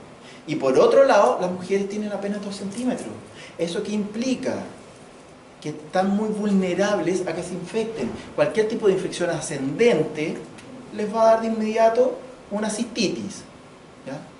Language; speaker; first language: Spanish; native; Spanish